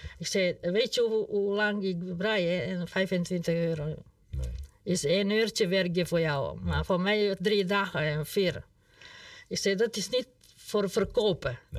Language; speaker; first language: Dutch; non-native, learner; Serbian